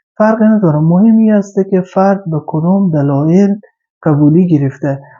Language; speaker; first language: Persian; native; Persian